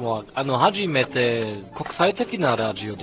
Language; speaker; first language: Japanese; non-native, fluent; German